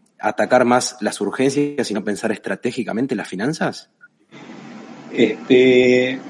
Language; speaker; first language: Spanish; native; Spanish